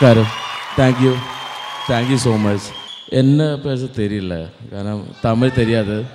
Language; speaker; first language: Tamil; non-native, learner; Malayalam